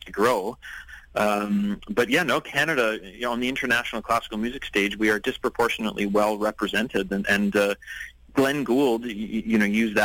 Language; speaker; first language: English; native; English